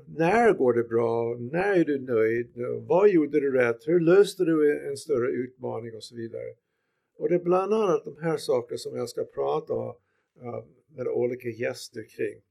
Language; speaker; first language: Swedish; non-native, fluent; English